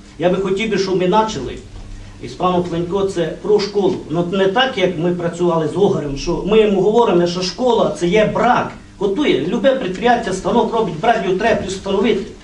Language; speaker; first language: Ukrainian; non-native, local second language; Romany